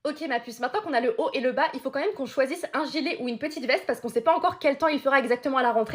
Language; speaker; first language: French; native; French